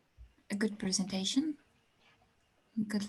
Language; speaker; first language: English; non-native, learner; Russian